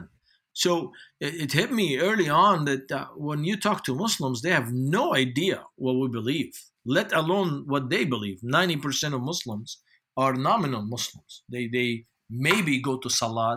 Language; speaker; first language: English; non-native, fluent; Arabic